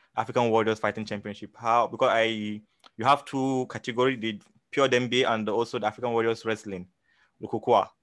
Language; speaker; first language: English; non-native, local second language; Hausa